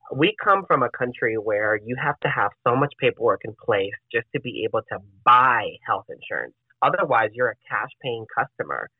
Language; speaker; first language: English; non-native, fluent; Spanish